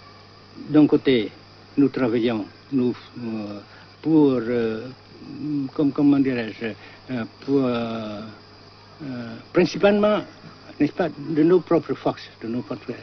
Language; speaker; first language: French; non-native, local second language; Vietnamese